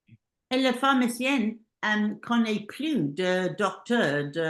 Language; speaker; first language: French; non-native, learner; English